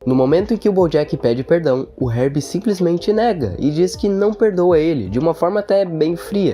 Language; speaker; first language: Portuguese; native; Portuguese